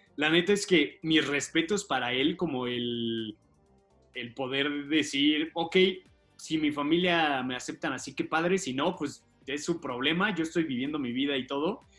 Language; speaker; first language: Spanish; native; Spanish